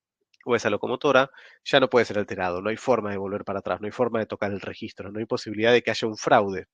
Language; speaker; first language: Spanish; native; Spanish